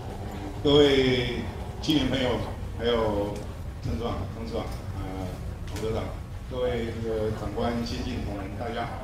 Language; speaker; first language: Chinese; native; Chinese